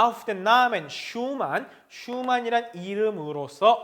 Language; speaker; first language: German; non-native, fluent; Korean